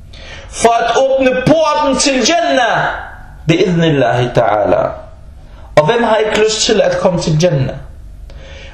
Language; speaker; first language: Danish; early bilingual, other home language; Arabic